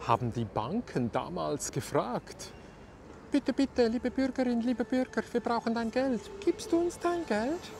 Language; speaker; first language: German; native; German